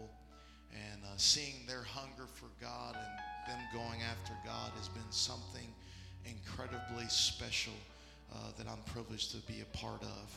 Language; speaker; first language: English; native; English